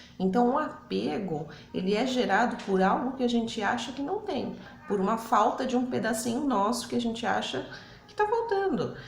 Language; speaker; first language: Portuguese; early bilingual, other home language; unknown